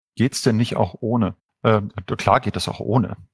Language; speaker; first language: German; native; German